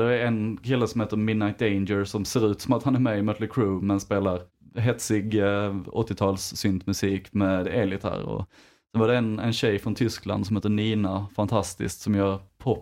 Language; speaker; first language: Swedish; native; Swedish